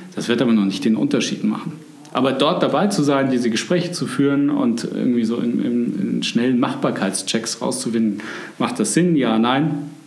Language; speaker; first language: German; native; German